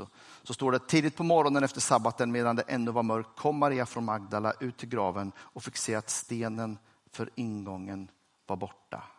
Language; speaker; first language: Swedish; native; Swedish